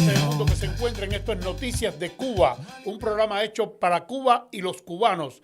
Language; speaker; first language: Spanish; native; Spanish